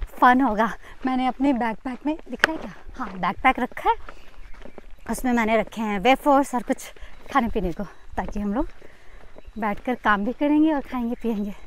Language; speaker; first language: Hindi; native; Hindi